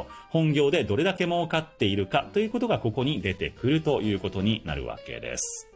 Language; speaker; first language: Japanese; native; Japanese